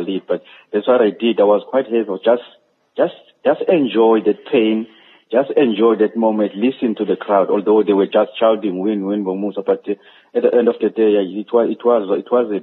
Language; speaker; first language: English; non-native, local second language; Zulu